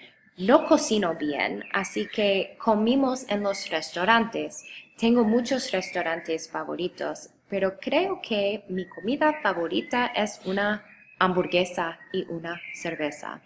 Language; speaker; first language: Spanish; non-native, fluent; English